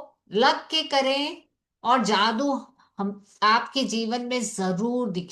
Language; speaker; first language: Hindi; native; Hindi